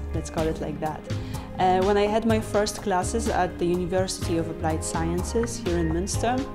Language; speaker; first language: English; non-native, fluent; Polish